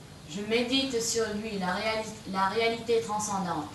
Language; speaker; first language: French; native; French